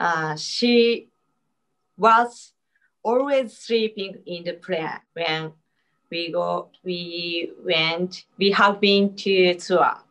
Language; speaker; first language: English; non-native, learner; Japanese